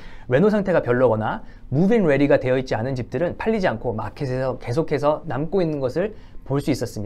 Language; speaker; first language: Korean; native; Korean